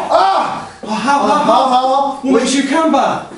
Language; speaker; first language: Chinese; non-native, learner; English